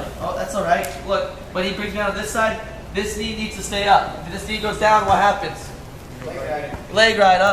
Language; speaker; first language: English; native; English